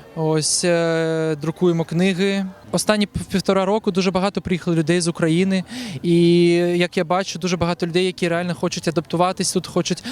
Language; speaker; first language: Ukrainian; non-native, local second language; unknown